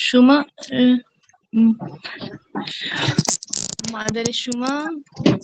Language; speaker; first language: Persian; non-native, learner; Urdu